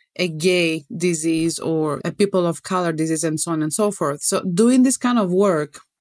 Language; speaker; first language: English; non-native, fluent; Greek